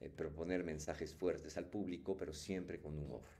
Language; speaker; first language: Spanish; non-native, fluent; French